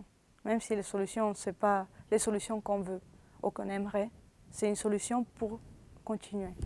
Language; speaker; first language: French; early bilingual, other home language; Spanish